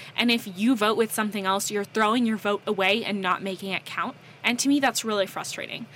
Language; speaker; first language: English; native; English